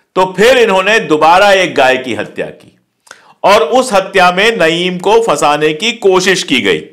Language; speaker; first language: Hindi; native; Hindi